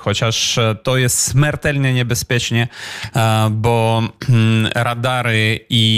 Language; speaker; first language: Polish; non-native, fluent; Ukrainian